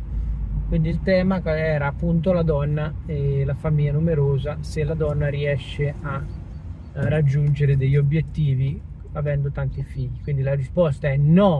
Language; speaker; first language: Italian; native; Italian